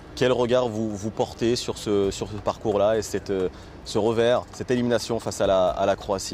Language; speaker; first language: French; native; French